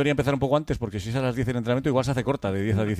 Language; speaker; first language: Spanish; native; Spanish